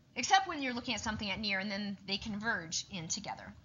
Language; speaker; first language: English; native; English